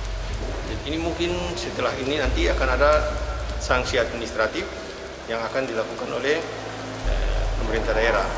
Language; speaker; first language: Indonesian; native; Indonesian